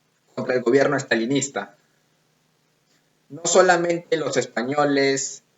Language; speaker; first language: Spanish; native; Spanish